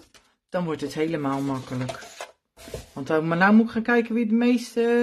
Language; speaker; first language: Dutch; native; Dutch